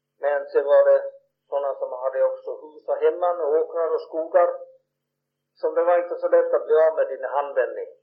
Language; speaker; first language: Swedish; early bilingual, heritage; Swedish